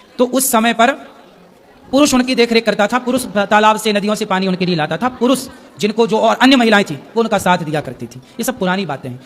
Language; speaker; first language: Hindi; native; Hindi